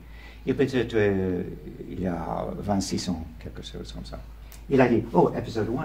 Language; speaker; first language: French; non-native, learner; English